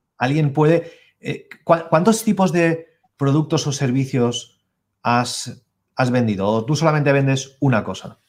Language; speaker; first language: Spanish; native; Spanish